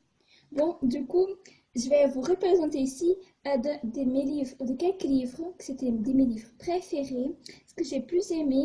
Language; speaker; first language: French; non-native, fluent; Portuguese